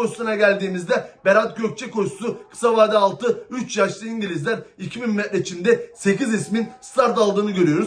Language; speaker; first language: Turkish; native; Turkish